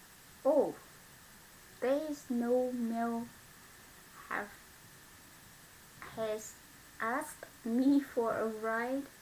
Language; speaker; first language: English; non-native, learner; Vietnamese